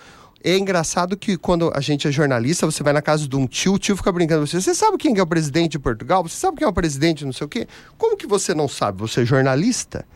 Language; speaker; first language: Portuguese; native; Portuguese